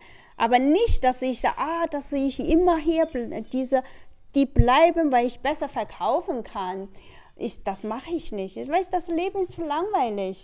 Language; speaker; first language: German; non-native, learner; Chinese